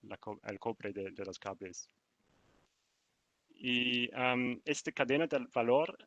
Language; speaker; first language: Spanish; non-native, learner; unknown